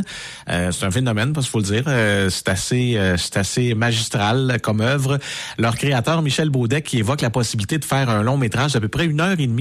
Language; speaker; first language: French; native; French